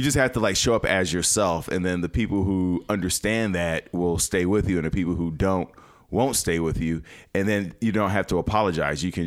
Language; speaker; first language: English; native; English